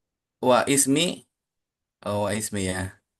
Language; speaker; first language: Arabic; non-native, learner; Indonesian